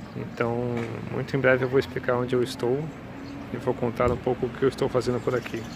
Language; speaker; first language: Portuguese; native; Portuguese